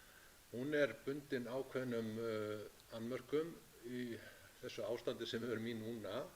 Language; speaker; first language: Icelandic; native; Icelandic